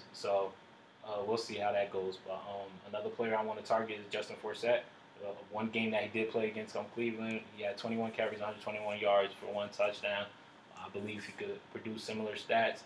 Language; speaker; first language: English; native; English